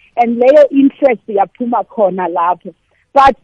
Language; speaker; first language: South Ndebele; non-native, local second language; Venda